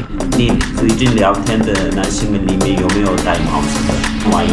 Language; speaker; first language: Chinese; non-native, fluent; Turkish